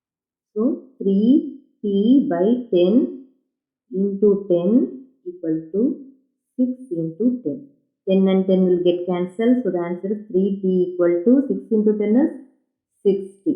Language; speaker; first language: English; non-native, local second language; Tamil